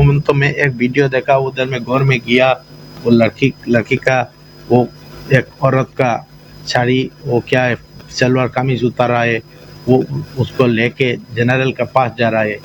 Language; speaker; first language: Hindi; non-native, fluent; Bangla